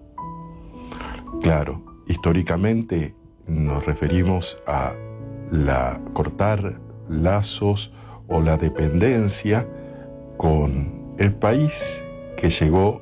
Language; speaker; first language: Spanish; native; Spanish